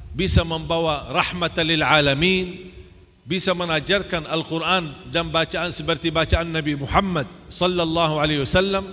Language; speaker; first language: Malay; non-native, fluent; Arabic